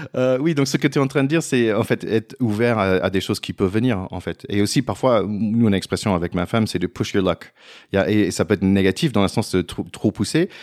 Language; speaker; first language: French; non-native, fluent; English